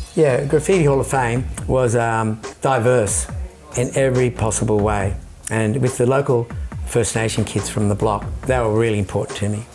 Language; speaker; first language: English; native; English